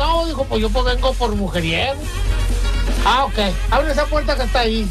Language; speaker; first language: Spanish; native; Spanish